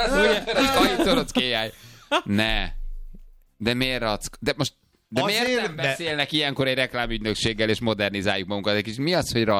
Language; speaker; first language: Hungarian; native; Hungarian